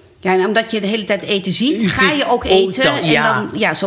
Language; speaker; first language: Dutch; native; Dutch